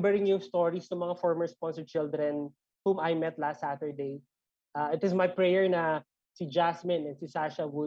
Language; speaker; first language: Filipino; native; Filipino